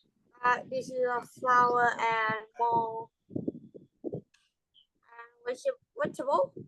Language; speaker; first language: English; non-native, learner; Thai